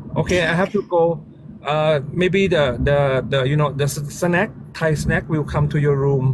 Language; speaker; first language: English; non-native, learner; Thai